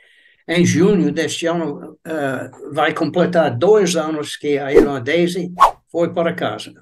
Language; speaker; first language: Portuguese; non-native, fluent; English